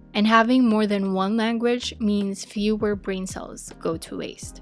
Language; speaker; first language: English; non-native, local second language; Filipino